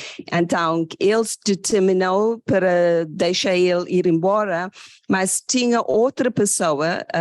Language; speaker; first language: Portuguese; non-native, fluent; English